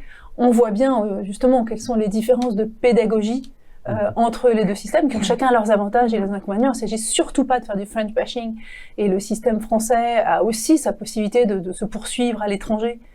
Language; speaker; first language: French; native; French